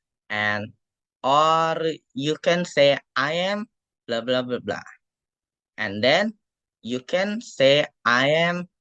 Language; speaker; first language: English; non-native, fluent; Indonesian